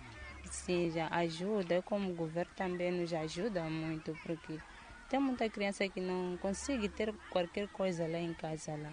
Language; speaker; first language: Portuguese; non-native, local second language; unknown